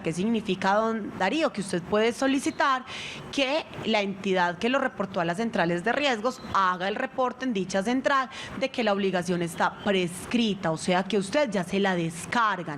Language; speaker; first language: Spanish; native; Spanish